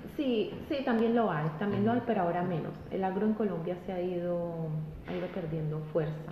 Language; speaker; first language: Spanish; native; Spanish